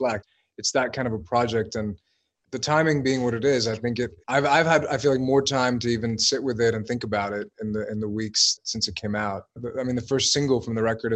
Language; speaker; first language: English; native; English